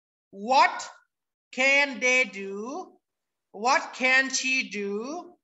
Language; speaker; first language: English; non-native, fluent; Thai